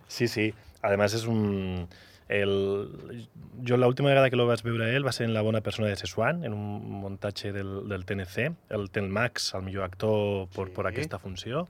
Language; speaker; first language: Catalan; non-native, local second language; Spanish